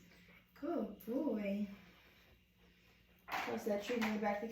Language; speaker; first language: English; native; English